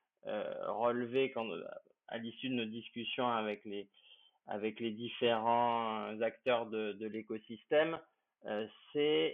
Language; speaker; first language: French; native; French